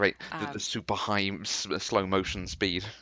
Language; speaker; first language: English; native; English